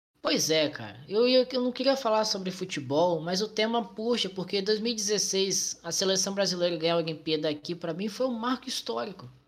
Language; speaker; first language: Portuguese; native; Portuguese